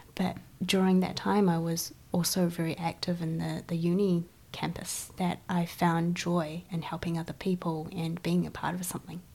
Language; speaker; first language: English; early bilingual, other home language; Chinese